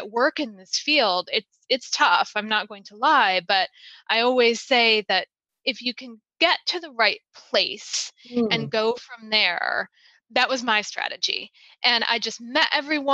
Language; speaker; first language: English; native; English